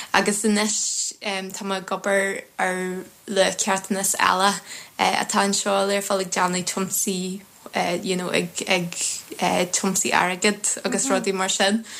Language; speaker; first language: Irish; non-native, fluent; English